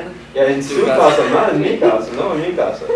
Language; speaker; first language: Spanish; non-native, learner; English